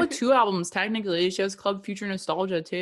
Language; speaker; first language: English; native; English